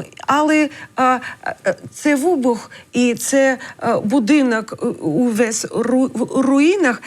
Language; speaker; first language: Ukrainian; non-native, learner; English